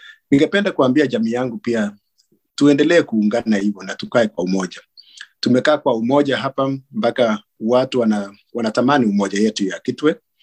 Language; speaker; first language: Swahili; non-native, local second language; Kalenjin